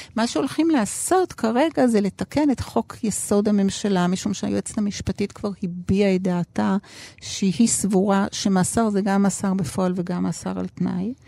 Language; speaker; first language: Hebrew; early bilingual, other home language; Spanish